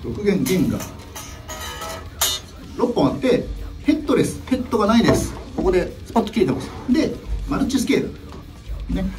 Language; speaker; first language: Japanese; native; Japanese